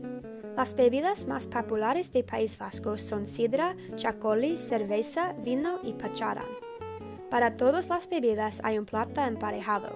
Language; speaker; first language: Spanish; non-native, learner; English